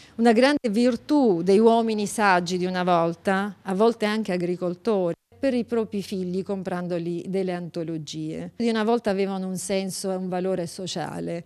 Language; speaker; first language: Italian; non-native, fluent; Albanian